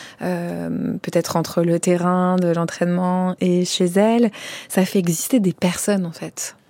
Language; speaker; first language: French; native; French